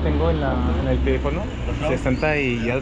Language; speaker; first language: Spanish; non-native, learner; French